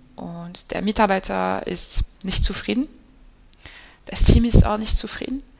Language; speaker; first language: German; non-native, fluent; French